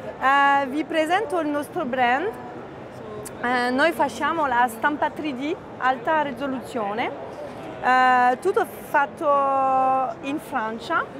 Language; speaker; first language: Italian; non-native, fluent; French